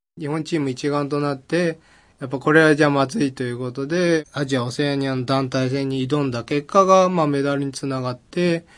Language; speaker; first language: Japanese; native; Japanese